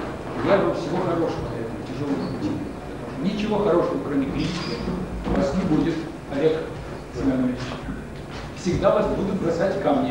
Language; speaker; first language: Russian; native; Russian